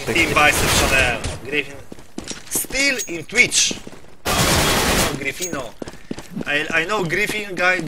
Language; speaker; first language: English; non-native, learner; Polish